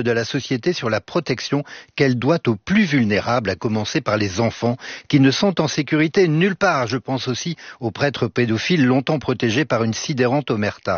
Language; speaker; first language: French; native; French